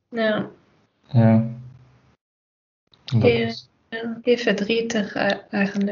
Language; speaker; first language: Dutch; non-native, learner; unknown